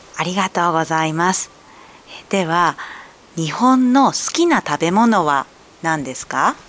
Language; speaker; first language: Japanese; native; Japanese